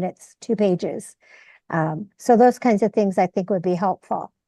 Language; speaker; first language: English; native; English